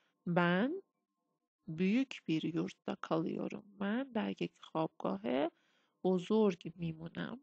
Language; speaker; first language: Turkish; non-native, fluent; Persian